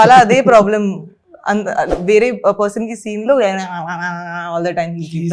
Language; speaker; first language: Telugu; non-native, learner; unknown